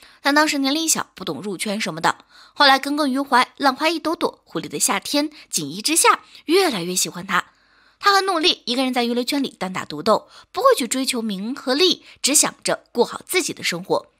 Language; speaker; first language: Chinese; native; Chinese